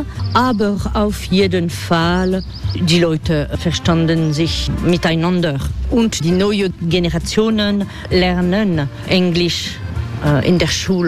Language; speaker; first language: German; non-native, fluent; French